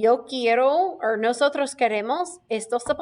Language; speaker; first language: Spanish; non-native, fluent; English